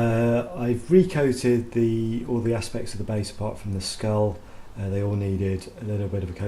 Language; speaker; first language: English; native; English